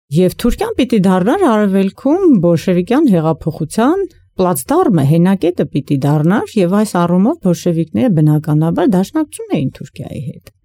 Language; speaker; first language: Armenian; native; Armenian